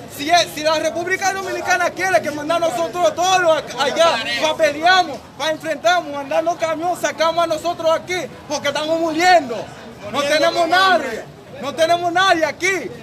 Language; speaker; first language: Spanish; non-native, fluent; Haitian Creole